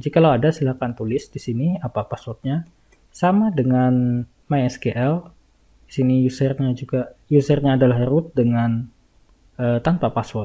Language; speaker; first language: Indonesian; native; Indonesian